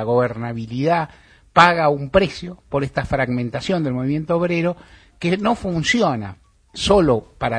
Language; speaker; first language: Spanish; native; Spanish